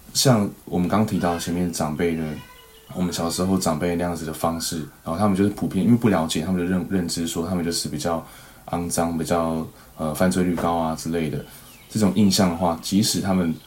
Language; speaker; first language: Chinese; native; Chinese